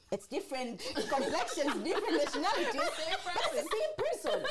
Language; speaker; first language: English; non-native, local second language; Swahili